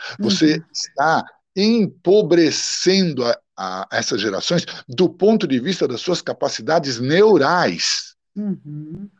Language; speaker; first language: Portuguese; early bilingual, other home language; Italian